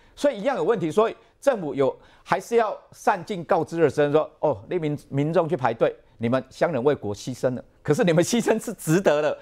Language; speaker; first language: Chinese; native; Chinese